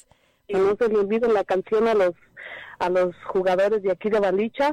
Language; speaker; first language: Spanish; native; Spanish